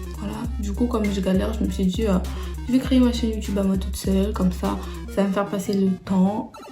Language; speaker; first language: French; early bilingual, other home language; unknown